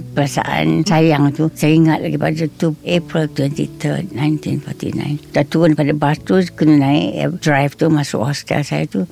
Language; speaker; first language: Malay; native; Malay